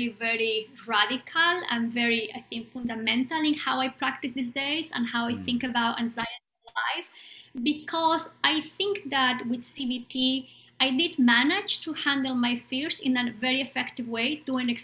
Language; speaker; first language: English; non-native, fluent; Spanish